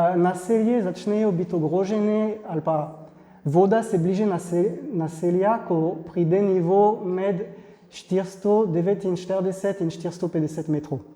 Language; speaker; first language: Slovenian; non-native, fluent; French